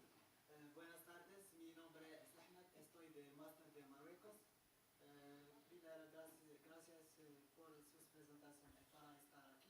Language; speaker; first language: Spanish; non-native, learner; Arabic